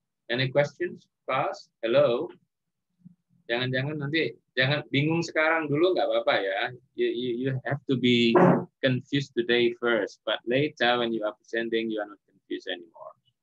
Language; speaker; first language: English; non-native, fluent; Indonesian